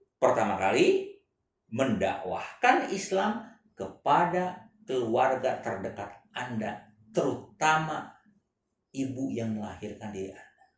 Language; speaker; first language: Indonesian; non-native, local second language; Chinese